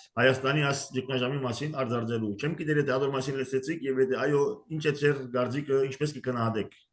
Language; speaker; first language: Armenian; early bilingual, heritage; Armenian